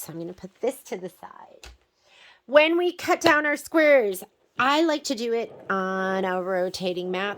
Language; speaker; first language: English; native; English